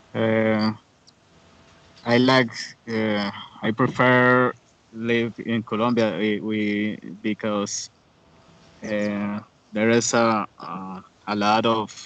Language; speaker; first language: English; non-native, learner; Spanish